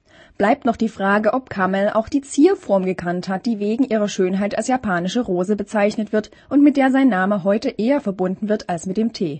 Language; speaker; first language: German; native; German